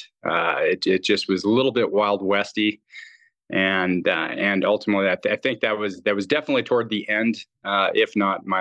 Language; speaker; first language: English; native; English